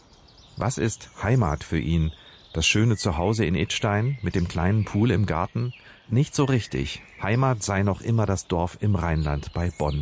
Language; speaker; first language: German; native; German